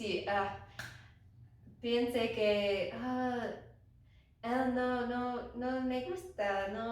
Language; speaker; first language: Spanish; non-native, learner; English